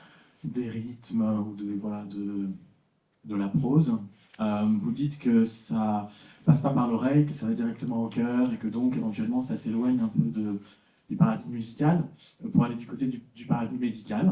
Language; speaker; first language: French; native; French